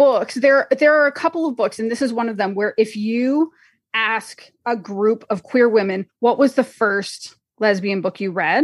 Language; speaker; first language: English; native; English